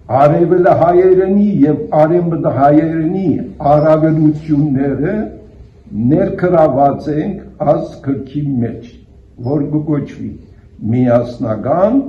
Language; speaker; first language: Armenian; early bilingual, heritage; Armenian